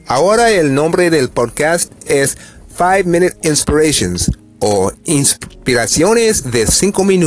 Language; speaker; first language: Spanish; non-native, fluent; English